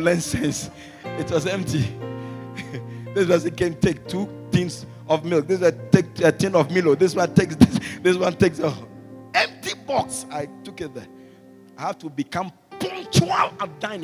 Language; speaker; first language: English; non-native, local second language; Ga